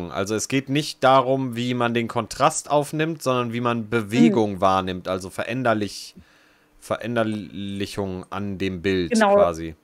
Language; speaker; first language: German; native; German